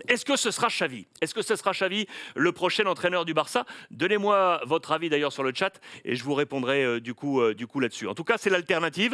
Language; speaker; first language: French; native; French